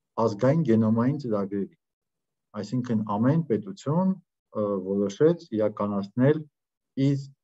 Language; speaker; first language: Armenian; native; Armenian